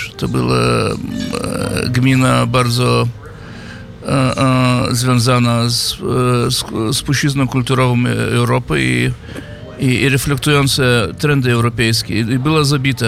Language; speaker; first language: Polish; non-native, fluent; Yiddish